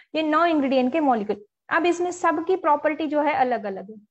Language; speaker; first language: Hindi; non-native, local second language; Marathi